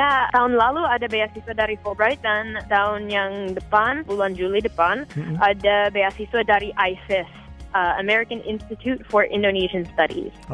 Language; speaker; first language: Indonesian; non-native, fluent; English